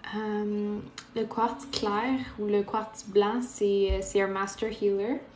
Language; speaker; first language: French; non-native, local second language; Portuguese